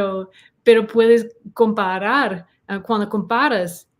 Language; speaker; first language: Spanish; non-native, learner; English